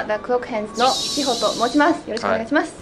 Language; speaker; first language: Japanese; native; Japanese